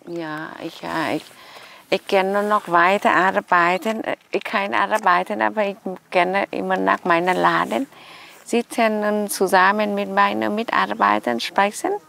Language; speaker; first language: German; non-native, learner; Vietnamese